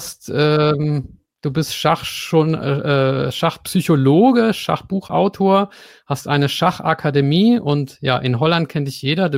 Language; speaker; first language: German; native; German